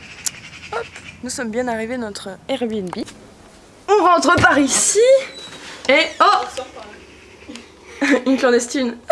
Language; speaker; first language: French; native; French